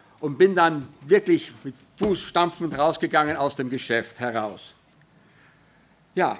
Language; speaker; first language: German; early bilingual, other home language; English